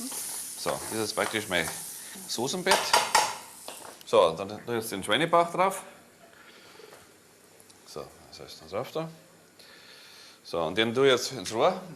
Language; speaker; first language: German; native; German